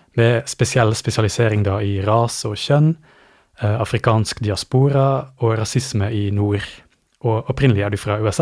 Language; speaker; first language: Norwegian; native; Norwegian